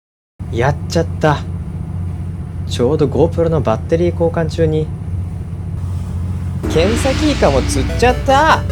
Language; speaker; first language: Japanese; native; Japanese